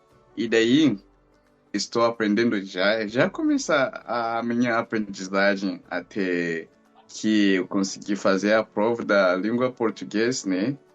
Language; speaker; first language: Portuguese; non-native, fluent; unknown